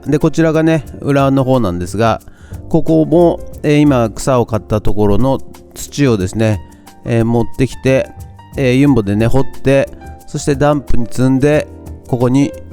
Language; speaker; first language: Japanese; native; Japanese